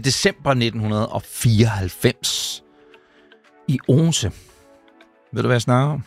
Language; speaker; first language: Danish; native; Danish